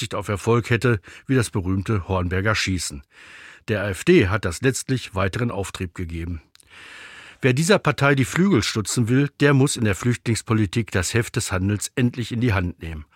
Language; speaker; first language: German; native; German